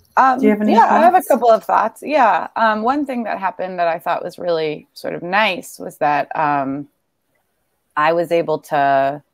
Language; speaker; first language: English; native; English